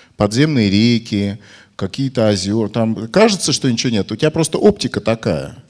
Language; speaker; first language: Russian; native; Russian